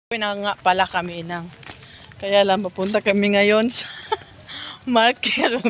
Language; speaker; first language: Filipino; non-native, local second language; Cebuano